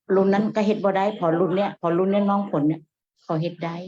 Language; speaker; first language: Thai; native; Thai